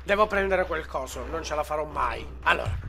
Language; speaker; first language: Italian; native; Italian